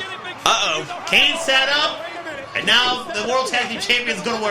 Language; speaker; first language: English; native; English